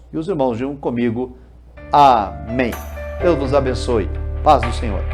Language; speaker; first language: Portuguese; native; Portuguese